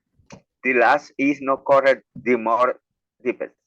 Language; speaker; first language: English; non-native, learner; Spanish